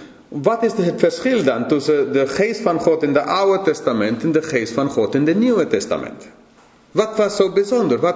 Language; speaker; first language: Dutch; non-native, fluent; English